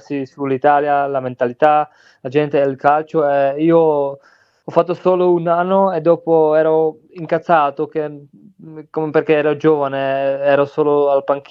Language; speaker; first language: Italian; non-native, learner; Czech